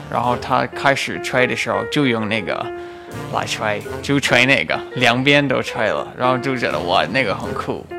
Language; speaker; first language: Chinese; non-native, fluent; English